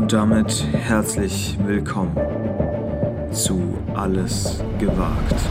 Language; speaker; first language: German; native; German